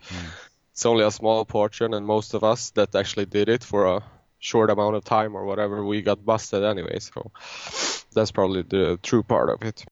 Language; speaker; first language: English; non-native, fluent; Swedish